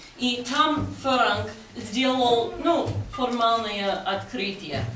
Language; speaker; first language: Russian; non-native, fluent; English